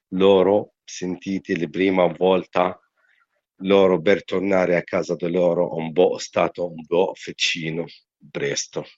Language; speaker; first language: Italian; non-native, learner; Arabic